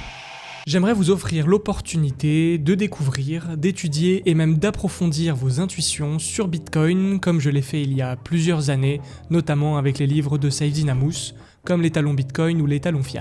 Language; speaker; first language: French; native; French